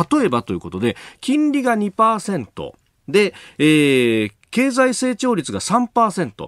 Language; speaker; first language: Japanese; native; Japanese